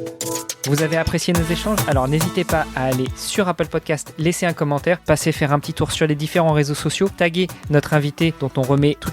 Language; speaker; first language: French; native; French